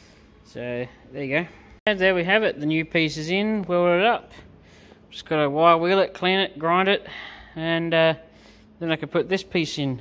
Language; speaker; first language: English; native; English